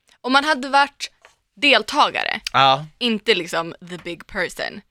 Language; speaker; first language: Swedish; native; Swedish